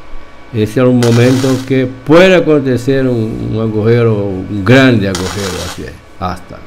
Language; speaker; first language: Spanish; non-native, fluent; Portuguese